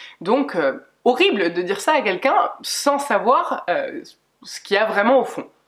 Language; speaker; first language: French; native; French